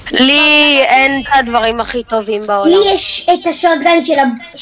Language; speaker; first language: Hebrew; native; Hebrew